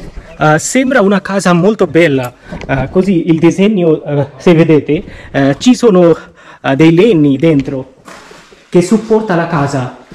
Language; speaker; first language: Italian; non-native, fluent; Bangla